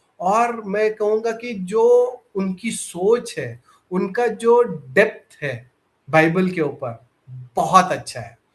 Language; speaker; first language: Hindi; non-native, local second language; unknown